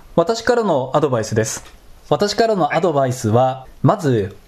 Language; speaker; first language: Japanese; native; Japanese